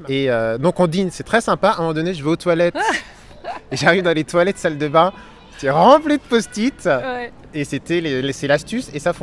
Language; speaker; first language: French; native; French